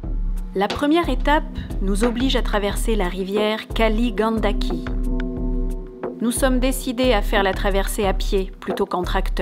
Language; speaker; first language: French; native; French